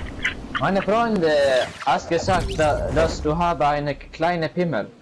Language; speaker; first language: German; non-native, learner; Swedish